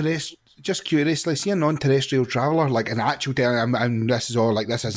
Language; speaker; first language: English; native; English